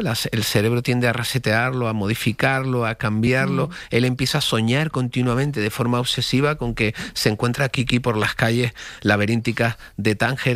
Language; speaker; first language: Spanish; native; Spanish